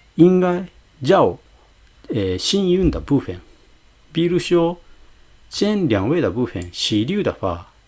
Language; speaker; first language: Chinese; non-native, fluent; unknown